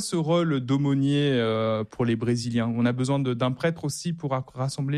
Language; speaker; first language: French; native; French